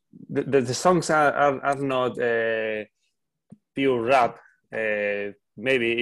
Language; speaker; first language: English; non-native, learner; Spanish